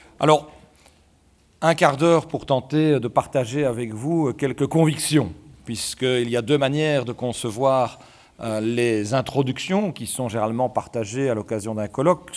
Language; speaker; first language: French; native; French